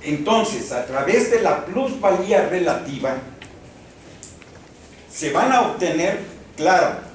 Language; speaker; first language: Spanish; native; Spanish